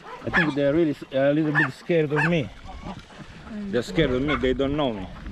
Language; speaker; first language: English; non-native, fluent; Italian